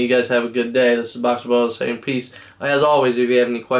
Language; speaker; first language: English; native; English